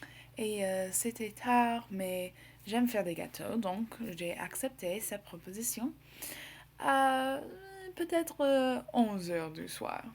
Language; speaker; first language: French; non-native, learner; English